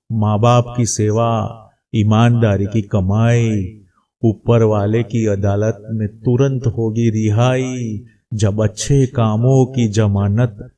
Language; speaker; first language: Hindi; non-native, local second language; Gujarati